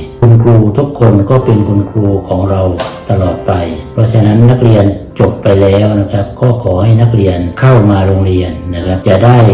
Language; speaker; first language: Thai; native; Thai